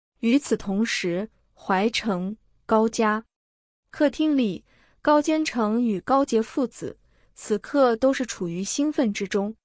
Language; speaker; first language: Chinese; native; Chinese